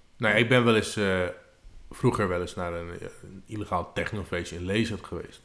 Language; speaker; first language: Dutch; native; Dutch